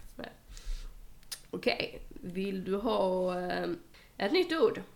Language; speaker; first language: Swedish; native; Swedish